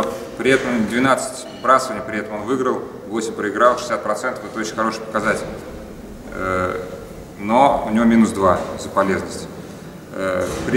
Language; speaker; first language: Russian; native; Russian